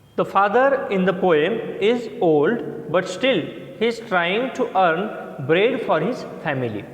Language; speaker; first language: English; non-native, local second language; Marathi